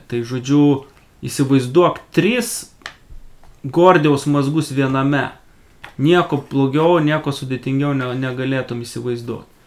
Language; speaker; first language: Lithuanian; native; Lithuanian